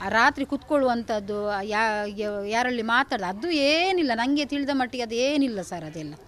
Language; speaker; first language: Kannada; non-native, local second language; Tulu